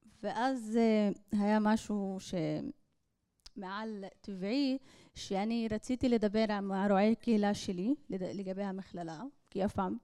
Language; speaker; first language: Hebrew; non-native, local second language; Arabic